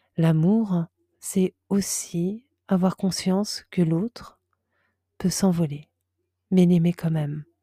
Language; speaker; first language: French; native; French